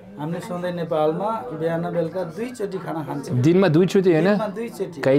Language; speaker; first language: Nepali; native; Nepali